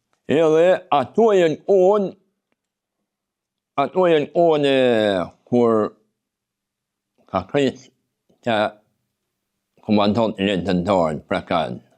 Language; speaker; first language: Albanian; native; Albanian